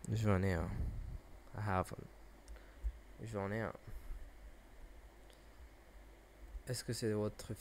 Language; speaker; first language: French; non-native, learner; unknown